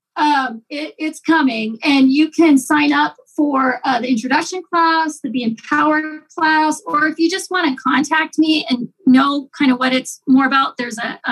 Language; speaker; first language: English; native; English